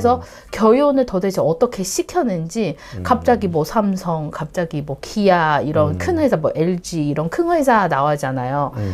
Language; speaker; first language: Korean; non-native, learner; Chinese